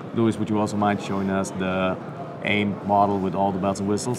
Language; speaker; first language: English; non-native, fluent; German